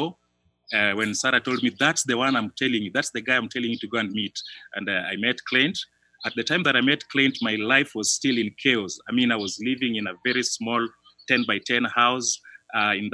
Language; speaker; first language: English; non-native, local second language; Luo (Kenya and Tanzania)